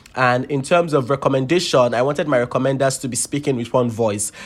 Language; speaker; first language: English; non-native, local second language; Yoruba